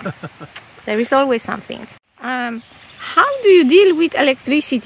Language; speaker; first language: English; non-native, fluent; Polish